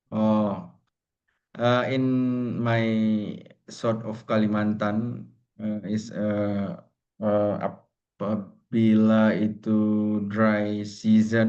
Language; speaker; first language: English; non-native, learner; Indonesian